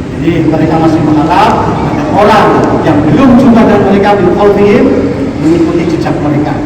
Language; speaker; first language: Indonesian; non-native, local second language; Javanese